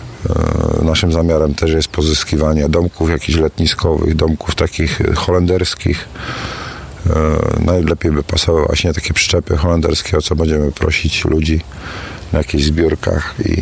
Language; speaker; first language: Polish; native; Polish